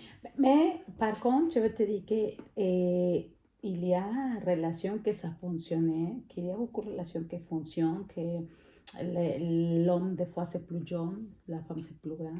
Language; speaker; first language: French; non-native, fluent; Spanish